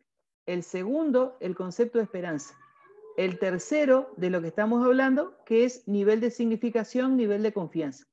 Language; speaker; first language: Spanish; native; Spanish